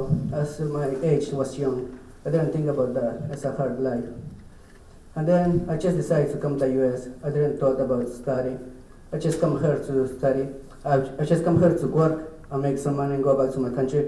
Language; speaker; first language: English; non-native, learner; Kʼicheʼ